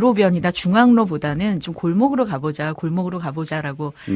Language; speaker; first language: Korean; native; Korean